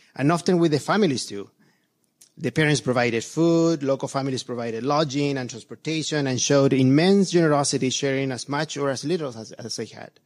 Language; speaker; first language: English; non-native, fluent; Spanish